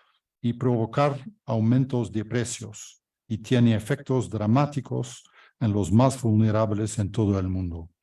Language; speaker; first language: Spanish; non-native, fluent; Dutch